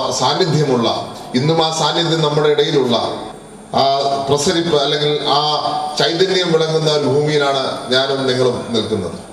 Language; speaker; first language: Malayalam; native; Malayalam